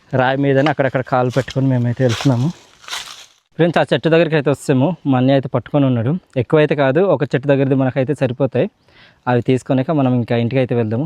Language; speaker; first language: Telugu; non-native, local second language; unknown